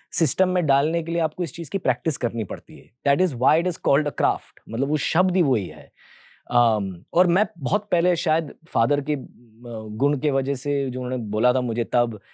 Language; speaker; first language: Hindi; early bilingual, heritage; Hindi